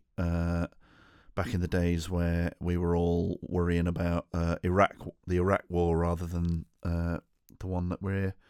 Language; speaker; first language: English; native; English